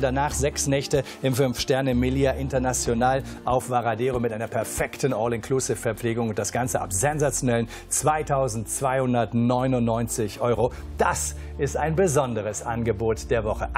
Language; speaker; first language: German; native; German